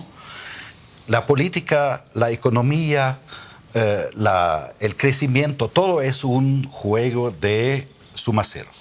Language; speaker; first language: Spanish; non-native, fluent; German